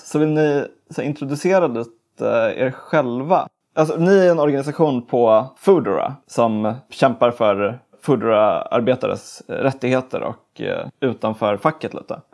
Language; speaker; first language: Swedish; native; Swedish